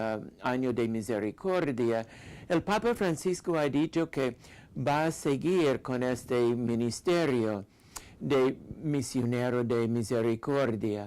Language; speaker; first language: Spanish; non-native, fluent; English